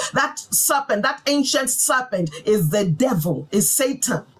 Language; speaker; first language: English; non-native, local second language; Yoruba